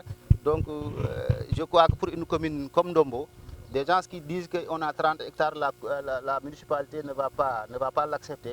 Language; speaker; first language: French; non-native, local second language; Wolof